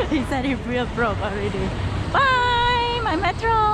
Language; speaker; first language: English; non-native, learner; Khmer